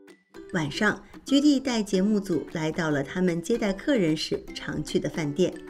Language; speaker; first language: Chinese; native; Chinese